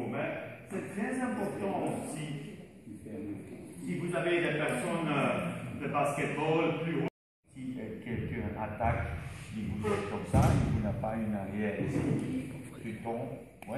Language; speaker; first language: French; non-native, learner; Dutch